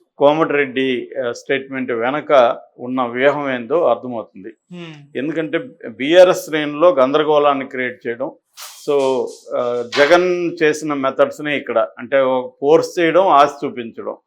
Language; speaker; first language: Telugu; native; Telugu